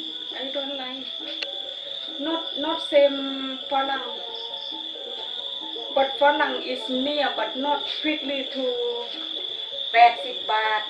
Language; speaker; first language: English; non-native, learner; Thai